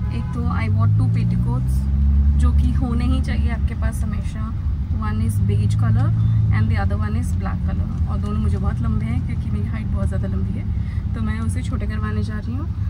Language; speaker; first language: Hindi; non-native, local second language; Bangla